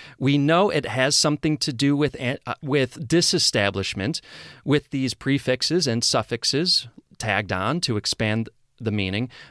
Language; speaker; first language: English; native; English